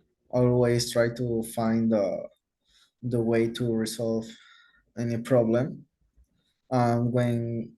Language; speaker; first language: English; non-native, learner; Spanish